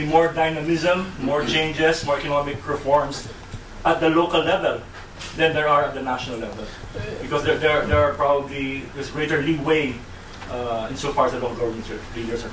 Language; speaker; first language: English; non-native, local second language; Bikol